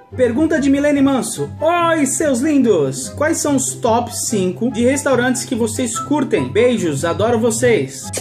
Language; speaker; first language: Portuguese; native; Portuguese